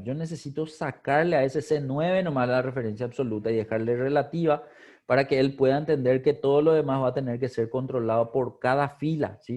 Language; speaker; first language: Spanish; native; Spanish